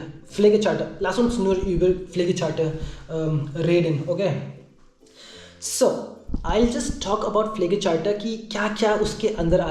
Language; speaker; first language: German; non-native, learner; Hindi